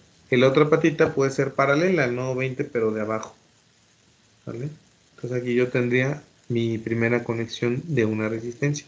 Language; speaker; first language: Spanish; native; Spanish